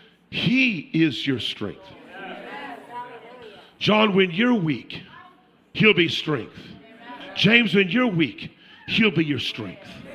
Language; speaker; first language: English; native; English